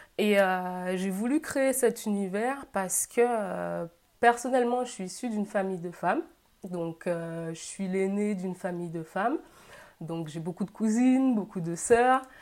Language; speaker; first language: French; native; French